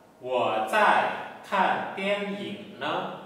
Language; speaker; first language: Chinese; non-native, fluent; Indonesian